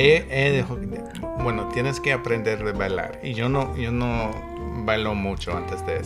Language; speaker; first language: Spanish; non-native, learner; English